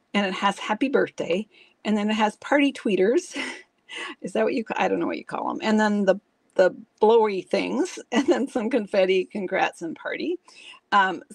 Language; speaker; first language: English; native; English